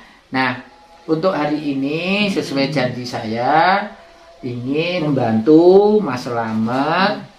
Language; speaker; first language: Indonesian; native; Indonesian